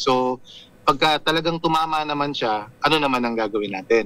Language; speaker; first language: Filipino; native; Filipino